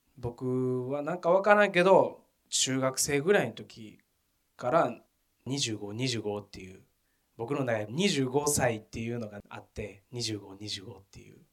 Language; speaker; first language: Japanese; native; Japanese